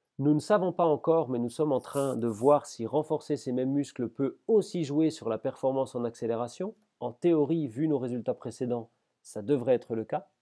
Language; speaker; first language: French; native; French